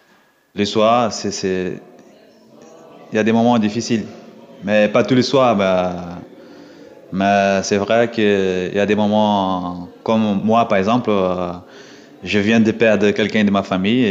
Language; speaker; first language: French; non-native, learner; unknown